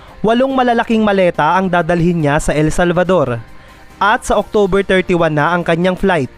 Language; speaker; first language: Filipino; native; Filipino